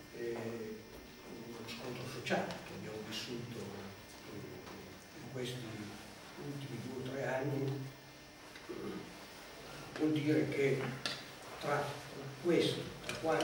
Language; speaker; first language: Italian; native; Italian